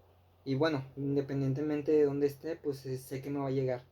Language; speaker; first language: Spanish; native; Spanish